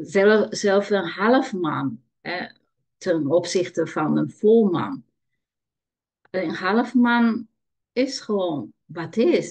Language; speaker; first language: Dutch; non-native, learner; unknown